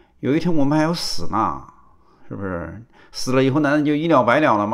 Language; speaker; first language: Chinese; native; Chinese